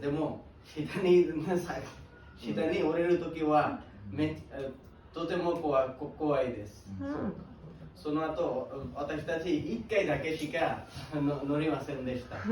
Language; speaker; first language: Japanese; non-native, learner; Bangla